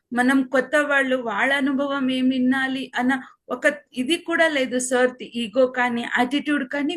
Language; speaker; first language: Telugu; non-native, local second language; Kannada